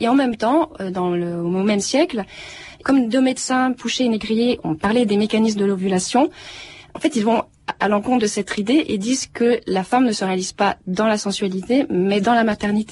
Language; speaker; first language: French; native; French